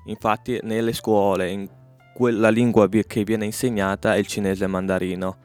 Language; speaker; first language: Italian; early bilingual, other home language; Chinese